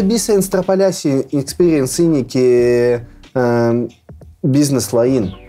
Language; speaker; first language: Indonesian; non-native, learner; Russian